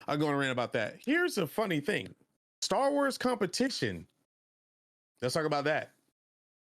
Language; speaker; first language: English; native; English